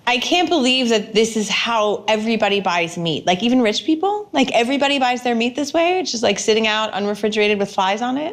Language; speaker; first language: English; native; English